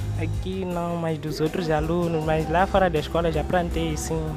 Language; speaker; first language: Portuguese; non-native, local second language; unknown